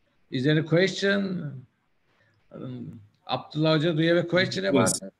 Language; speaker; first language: English; non-native, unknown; Turkish